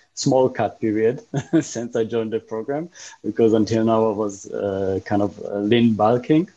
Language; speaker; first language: English; non-native, fluent; Hebrew